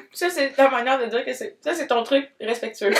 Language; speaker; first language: French; native; French